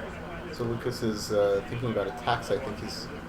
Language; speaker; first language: English; native; English